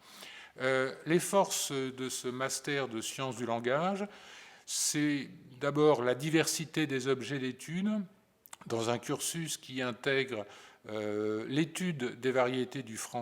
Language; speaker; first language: French; native; French